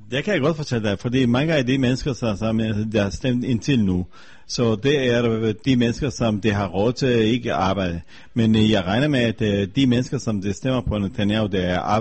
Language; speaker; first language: Danish; non-native, fluent; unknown